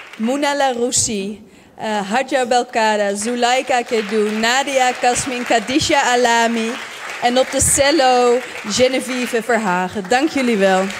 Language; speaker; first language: Dutch; native; Dutch